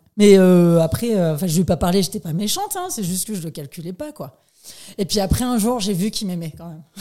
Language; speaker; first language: French; native; French